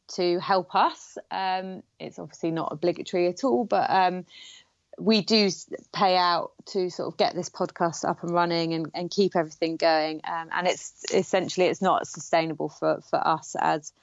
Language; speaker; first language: English; native; English